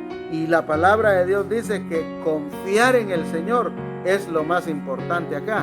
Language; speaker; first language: Spanish; native; Spanish